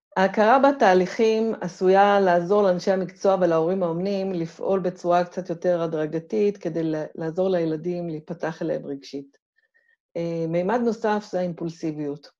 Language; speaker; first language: Hebrew; native; Hebrew